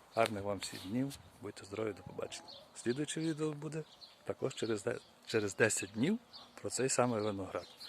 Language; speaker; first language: Ukrainian; native; Ukrainian